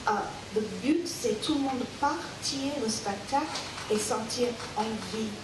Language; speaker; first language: French; non-native, fluent; English